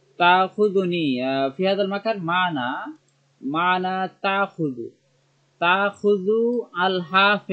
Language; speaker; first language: Arabic; non-native, learner; Bangla